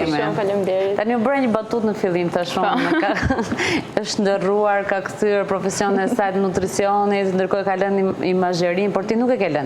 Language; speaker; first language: Albanian; native; Albanian